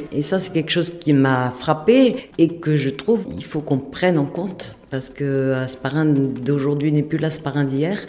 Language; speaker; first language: French; native; French